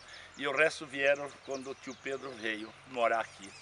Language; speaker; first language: Portuguese; native; Portuguese